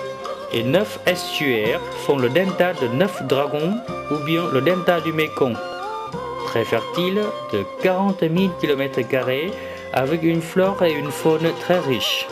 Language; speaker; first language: French; non-native, fluent; Vietnamese